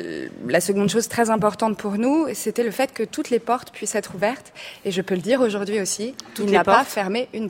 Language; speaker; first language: French; native; French